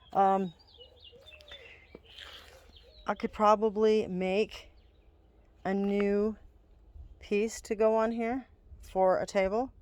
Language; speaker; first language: English; native; English